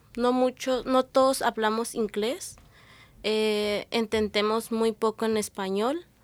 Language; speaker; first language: Spanish; non-native, local second language; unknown